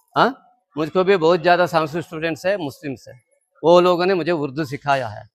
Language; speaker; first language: Hindi; non-native, local second language; Kannada